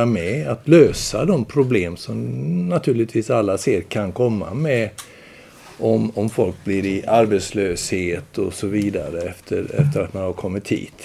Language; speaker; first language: Swedish; native; Swedish